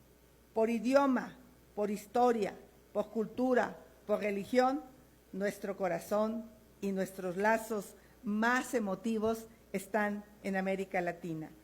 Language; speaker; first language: Spanish; native; Spanish